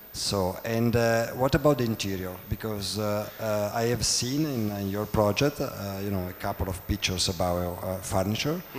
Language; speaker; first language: English; non-native, fluent; Italian